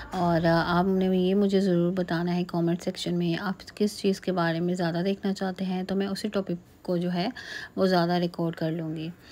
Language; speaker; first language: Urdu; native; Urdu